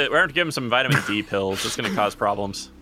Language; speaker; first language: English; native; English